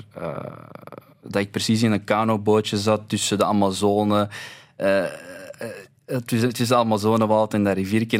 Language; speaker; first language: Dutch; early bilingual, other home language; Arabic